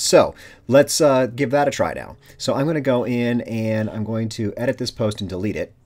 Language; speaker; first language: English; native; English